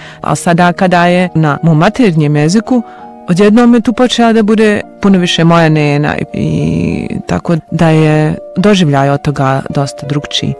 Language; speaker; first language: Bosnian; native; Bosnian